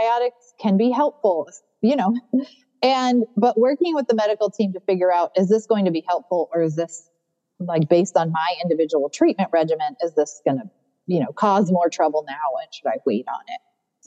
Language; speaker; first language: English; native; English